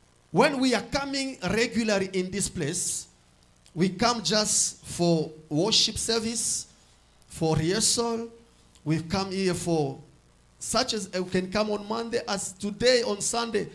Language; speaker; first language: English; non-native, fluent; Swahili